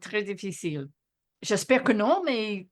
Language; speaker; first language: French; non-native, fluent; English